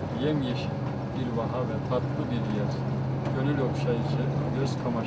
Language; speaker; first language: Turkish; native; Turkish